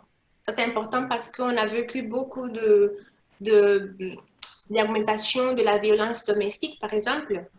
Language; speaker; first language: French; non-native, local second language; Portuguese